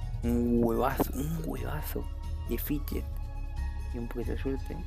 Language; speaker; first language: Spanish; native; Spanish